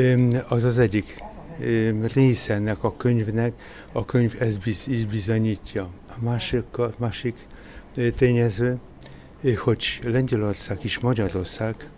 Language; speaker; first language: Hungarian; non-native, fluent; Polish